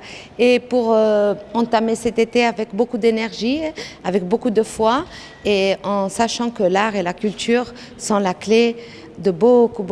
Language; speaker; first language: French; non-native, local second language; Arabic